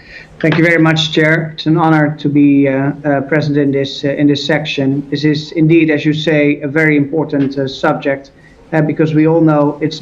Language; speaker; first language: English; non-native, fluent; Dutch